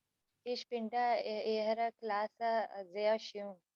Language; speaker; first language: German; non-native, learner; Hindi